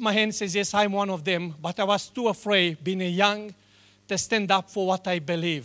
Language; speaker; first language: English; non-native, learner; Romanian